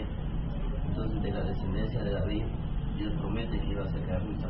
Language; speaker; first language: Spanish; non-native, learner; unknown